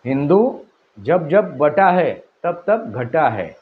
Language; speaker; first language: Hindi; non-native, local second language; Marathi